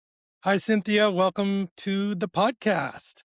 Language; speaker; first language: English; native; English